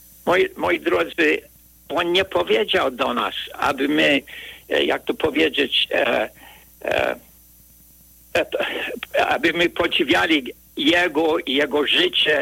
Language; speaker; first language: Polish; early bilingual, heritage; Polish